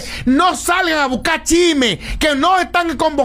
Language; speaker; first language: Spanish; native; Spanish